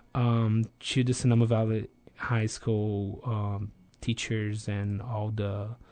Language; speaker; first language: English; non-native, fluent; Portuguese